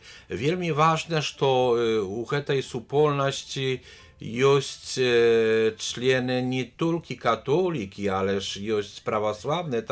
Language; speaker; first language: Polish; non-native, learner; Belarusian